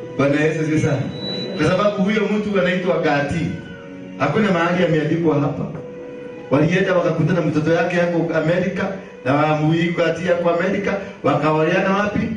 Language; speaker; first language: Swahili; non-native, local second language; Kikuyu